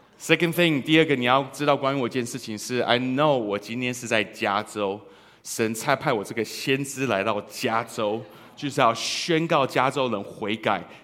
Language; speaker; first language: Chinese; early bilingual, heritage; Chinese